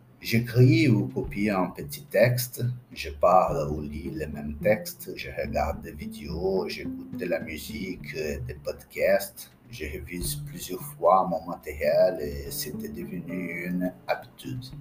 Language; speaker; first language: French; non-native, learner; Portuguese